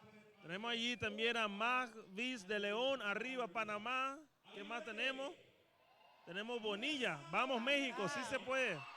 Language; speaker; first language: Spanish; native; Spanish